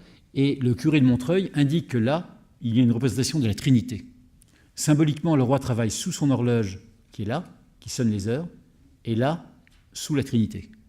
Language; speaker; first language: French; native; French